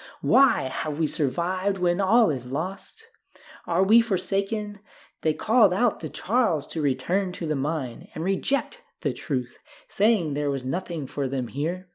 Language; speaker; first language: English; native; English